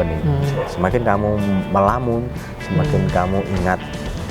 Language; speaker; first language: Indonesian; native; Indonesian